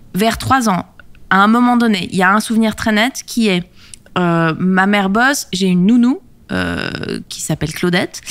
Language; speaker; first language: French; native; French